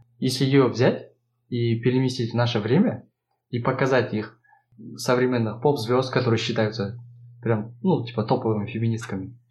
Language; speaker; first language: Russian; non-native, local second language; Kazakh